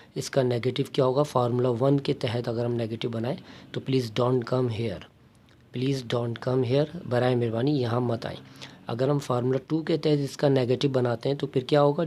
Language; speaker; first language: Urdu; native; Urdu